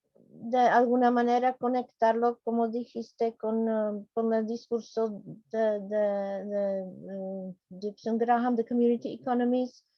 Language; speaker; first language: Spanish; non-native, fluent; Czech